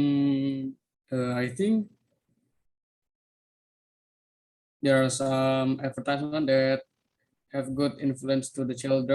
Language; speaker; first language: English; non-native, learner; Indonesian